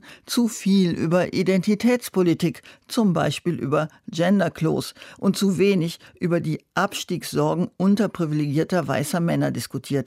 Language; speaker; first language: German; native; German